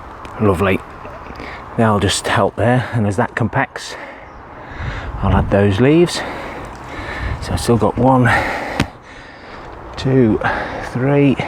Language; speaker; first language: English; native; English